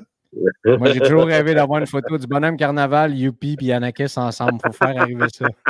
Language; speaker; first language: French; native; French